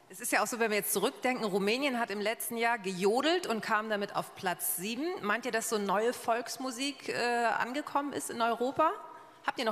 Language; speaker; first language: German; native; German